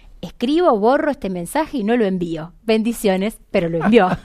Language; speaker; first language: Spanish; native; Spanish